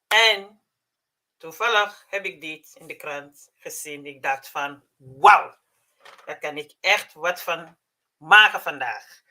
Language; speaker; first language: Dutch; non-native, fluent; Mandingo